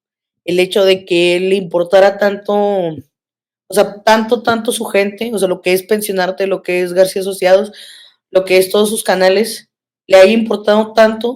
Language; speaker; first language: Spanish; native; Spanish